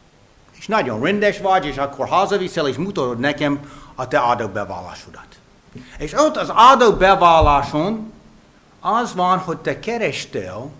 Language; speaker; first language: Hungarian; non-native, fluent; English